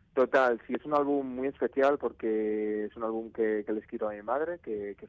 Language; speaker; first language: Spanish; native; Spanish